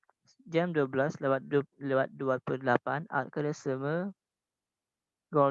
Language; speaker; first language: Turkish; non-native, learner; Indonesian